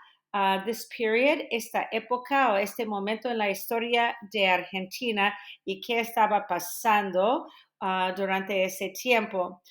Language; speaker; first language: Spanish; non-native, fluent; English